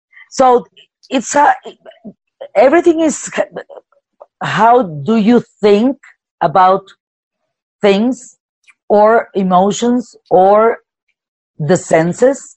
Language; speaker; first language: English; non-native, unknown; Spanish